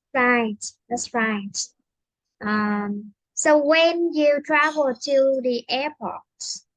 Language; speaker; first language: English; non-native, fluent; Vietnamese